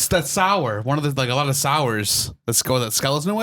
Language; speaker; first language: English; native; English